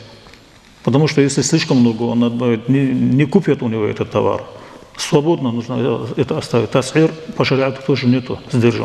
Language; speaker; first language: Russian; non-native, local second language; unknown